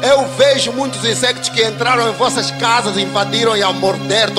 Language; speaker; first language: Portuguese; native; Portuguese